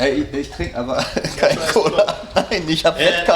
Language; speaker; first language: German; native; German